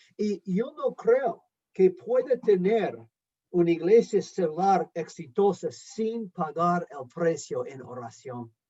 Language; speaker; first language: Spanish; non-native, fluent; English